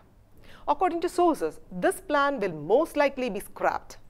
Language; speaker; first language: English; non-native, local second language; Malayalam